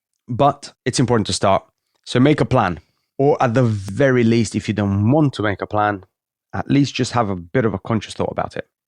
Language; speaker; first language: English; native; English